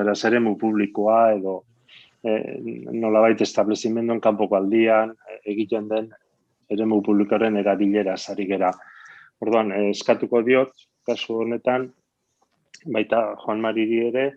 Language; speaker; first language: Basque; native; Basque